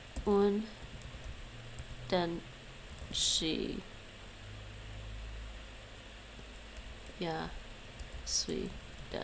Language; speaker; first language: Japanese; non-native, learner; English